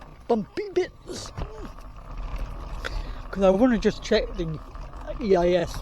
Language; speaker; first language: English; native; English